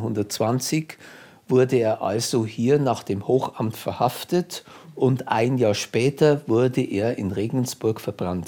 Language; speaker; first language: German; native; German